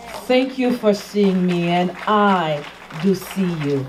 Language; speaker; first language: English; non-native, fluent; Haitian Creole